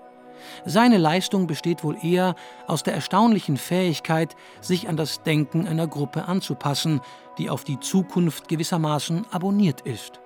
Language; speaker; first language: German; native; German